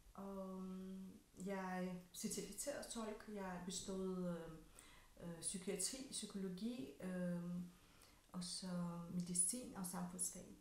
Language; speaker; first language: Danish; non-native, fluent; Russian